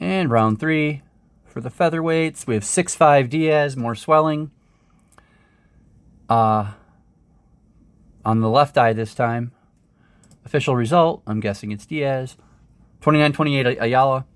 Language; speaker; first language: English; native; English